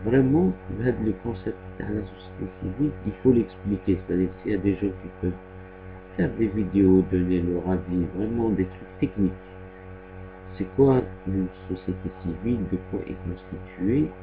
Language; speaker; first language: French; non-native, local second language; Arabic